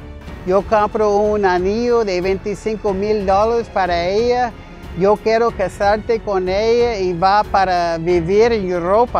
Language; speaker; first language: Spanish; non-native, learner; English